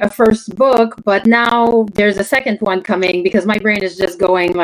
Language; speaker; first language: English; non-native, fluent; French